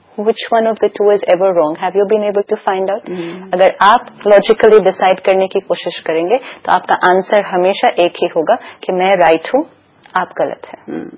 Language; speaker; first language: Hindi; native; Hindi